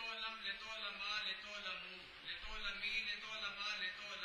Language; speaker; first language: Arabic; non-native, learner; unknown